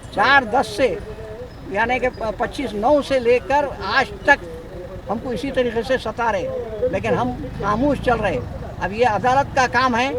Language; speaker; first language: Hindi; non-native, local second language; Urdu